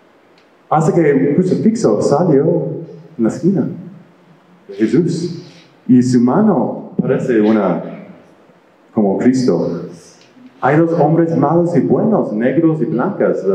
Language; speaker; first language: Spanish; non-native, fluent; English